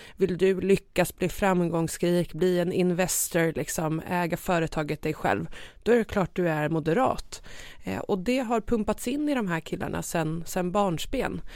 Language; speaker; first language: Swedish; native; Swedish